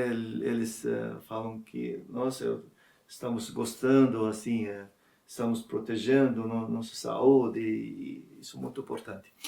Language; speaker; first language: Portuguese; non-native, learner; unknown